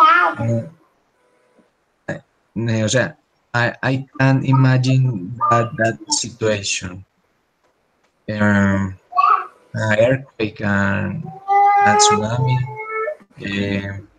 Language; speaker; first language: English; non-native, learner; Spanish